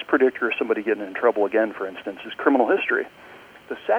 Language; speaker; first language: English; native; English